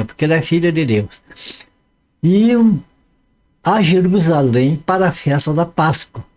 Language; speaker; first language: Portuguese; native; Portuguese